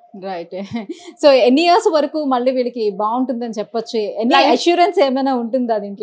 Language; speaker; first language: Telugu; native; Telugu